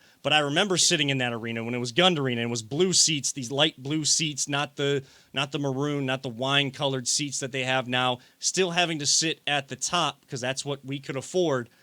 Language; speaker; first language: English; native; English